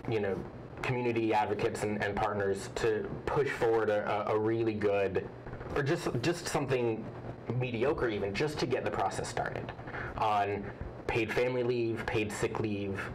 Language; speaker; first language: English; native; English